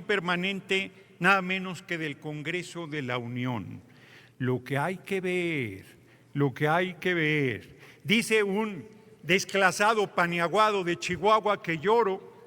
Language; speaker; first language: Spanish; native; Spanish